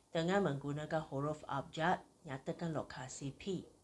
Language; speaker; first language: Malay; non-native, local second language; Chinese